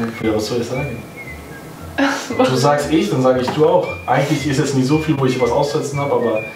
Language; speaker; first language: German; native; German